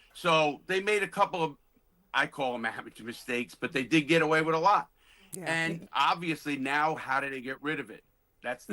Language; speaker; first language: English; native; English